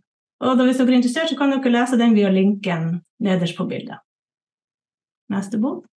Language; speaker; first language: Norwegian; native; Norwegian